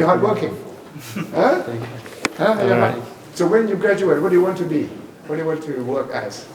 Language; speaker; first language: English; non-native, fluent; Thai